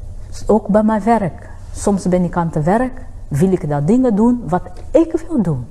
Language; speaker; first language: Dutch; non-native, fluent; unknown